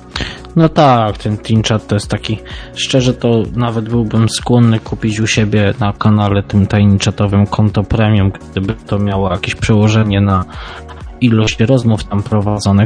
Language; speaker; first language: Polish; native; Polish